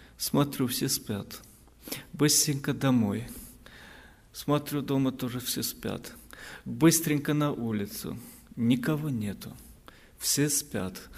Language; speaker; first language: Russian; non-native, local second language; Azerbaijani